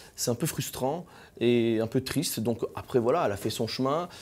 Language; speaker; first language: French; native; French